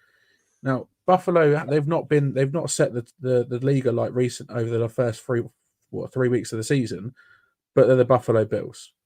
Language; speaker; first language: English; native; English